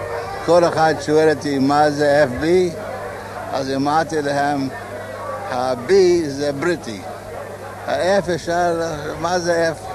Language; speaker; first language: Hebrew; non-native, learner; English